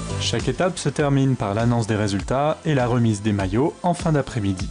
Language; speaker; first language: French; native; French